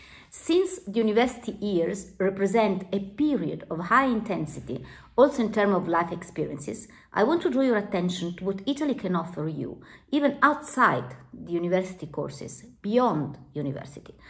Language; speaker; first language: English; non-native, fluent; Italian